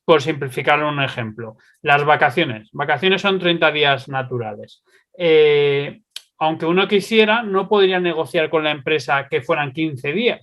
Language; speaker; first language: Spanish; native; Spanish